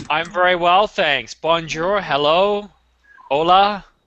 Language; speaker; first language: English; native; English